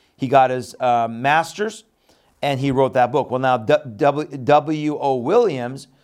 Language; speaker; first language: English; non-native, fluent; Persian